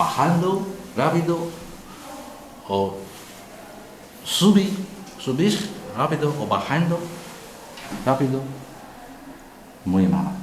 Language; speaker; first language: Spanish; non-native, learner; Chinese